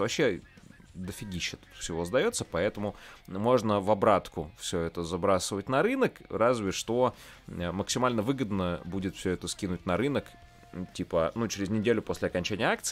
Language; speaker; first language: Russian; native; Russian